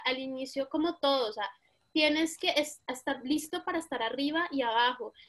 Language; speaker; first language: Spanish; native; Spanish